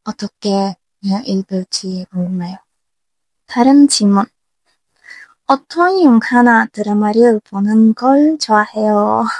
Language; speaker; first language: Korean; non-native, learner; Turkish